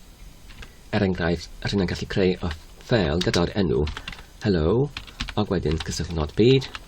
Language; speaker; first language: Welsh; non-native, fluent; English